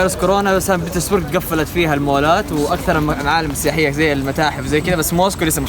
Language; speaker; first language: Arabic; native; Arabic